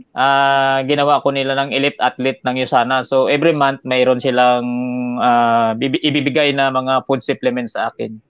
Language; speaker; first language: Filipino; non-native, local second language; Hiligaynon